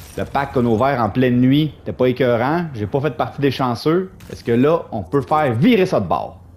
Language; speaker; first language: French; native; French